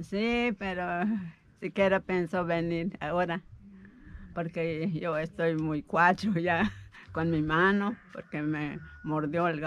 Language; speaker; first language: Spanish; non-native, local second language; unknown